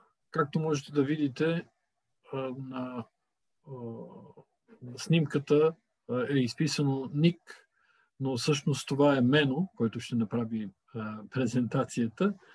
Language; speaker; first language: Bulgarian; native; Bulgarian